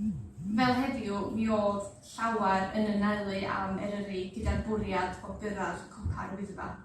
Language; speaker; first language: Welsh; native; Welsh